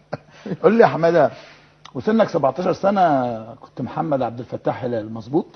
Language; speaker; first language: Arabic; native; Arabic